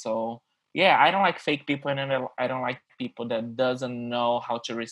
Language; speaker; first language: English; non-native, fluent; Portuguese